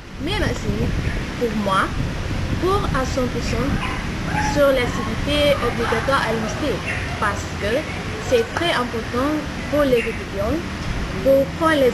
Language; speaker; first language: French; non-native, learner; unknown